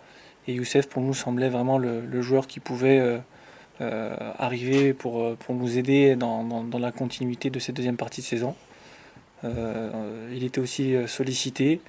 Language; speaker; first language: French; native; French